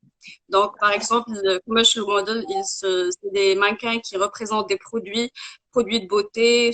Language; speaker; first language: French; non-native, local second language; Arabic